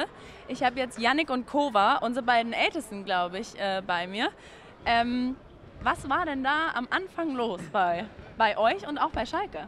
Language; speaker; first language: German; native; German